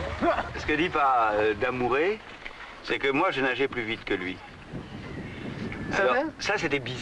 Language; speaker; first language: French; native; French